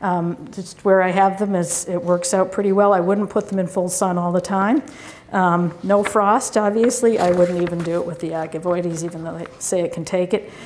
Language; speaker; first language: English; native; English